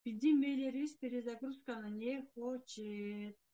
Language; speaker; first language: Russian; non-native, local second language; Kyrgyz